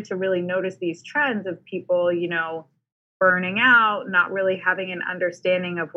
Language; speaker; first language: English; native; English